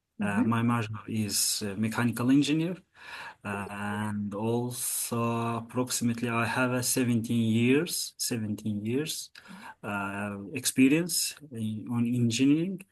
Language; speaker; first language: English; non-native, learner; Azerbaijani